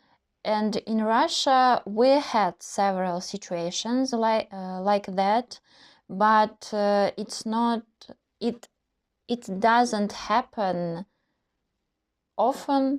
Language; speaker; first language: English; non-native, learner; Russian